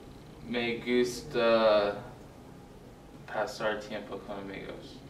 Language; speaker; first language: Spanish; non-native, learner; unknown